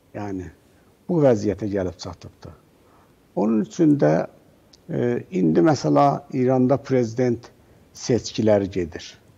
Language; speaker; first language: Azerbaijani; native; Azerbaijani